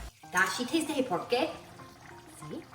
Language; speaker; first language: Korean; non-native, fluent; English